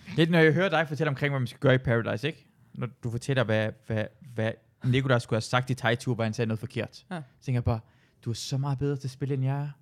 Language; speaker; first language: Danish; early bilingual, other home language; Persian